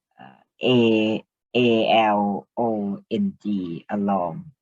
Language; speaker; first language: English; non-native, learner; Thai